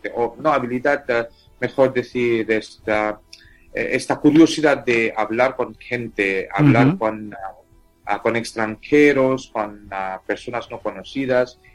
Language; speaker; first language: Spanish; non-native, fluent; Tamil